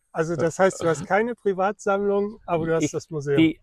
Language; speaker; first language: German; native; German